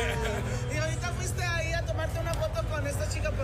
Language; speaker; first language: Spanish; early bilingual, heritage; Spanish